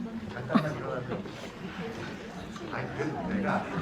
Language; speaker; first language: Korean; native; Korean